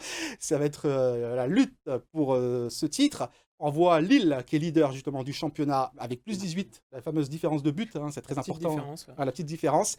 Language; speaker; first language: French; native; French